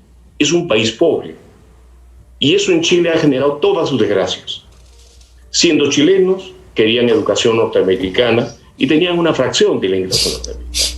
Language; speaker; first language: Spanish; native; Spanish